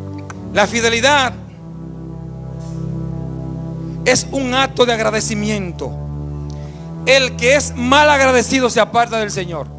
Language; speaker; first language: Spanish; native; Spanish